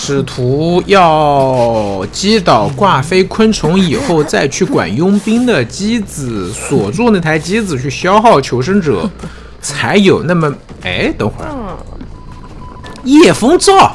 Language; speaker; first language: Chinese; native; Chinese